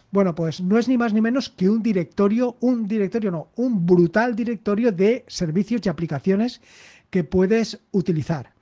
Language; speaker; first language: Spanish; native; Spanish